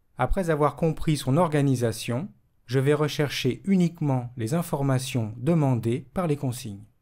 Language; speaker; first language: French; native; French